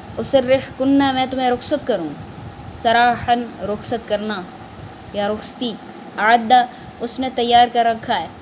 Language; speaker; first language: Urdu; native; Urdu